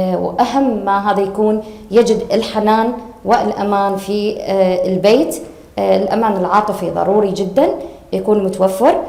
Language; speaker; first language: Arabic; native; Arabic